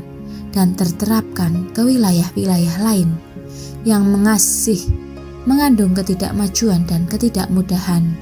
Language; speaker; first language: Indonesian; native; Indonesian